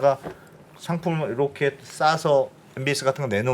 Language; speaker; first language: Korean; native; Korean